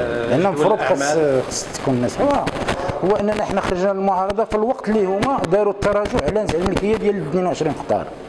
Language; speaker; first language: Arabic; native; Arabic